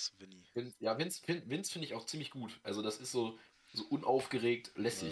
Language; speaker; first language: German; native; German